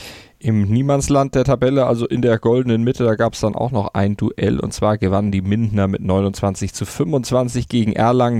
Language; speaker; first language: German; native; German